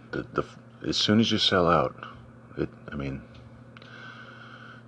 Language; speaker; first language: English; native; English